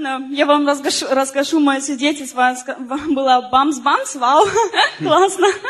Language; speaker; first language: Russian; non-native, learner; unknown